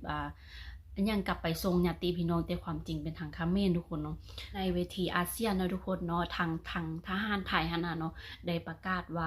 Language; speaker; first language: Thai; non-native, local second language; Northeastern Thai